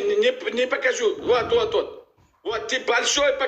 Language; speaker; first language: Russian; non-native, learner; Uzbek